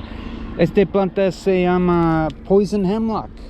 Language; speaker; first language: Spanish; non-native, learner; English